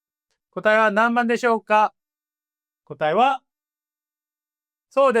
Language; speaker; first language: Japanese; non-native, fluent; Korean